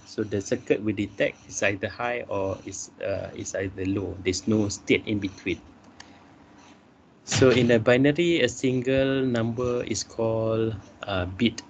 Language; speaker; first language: English; non-native, local second language; Malay